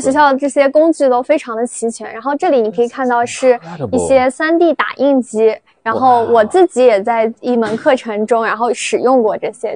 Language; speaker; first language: Chinese; native; Chinese